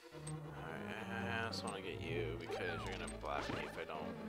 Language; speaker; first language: English; native; English